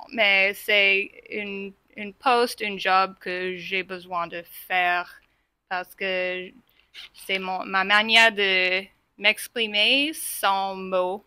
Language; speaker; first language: French; non-native, fluent; English